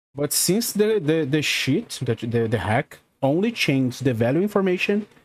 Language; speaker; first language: English; non-native, fluent; Portuguese